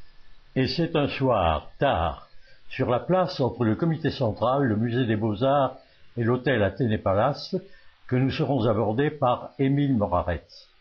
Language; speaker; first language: French; native; French